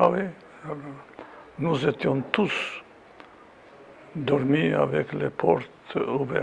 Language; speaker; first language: French; non-native, fluent; Albanian